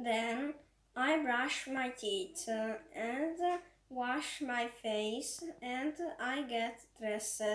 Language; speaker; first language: English; non-native, learner; Croatian